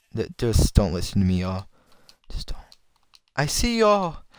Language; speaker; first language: English; native; English